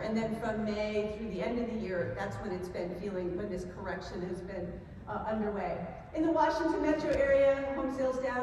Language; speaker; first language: English; native; English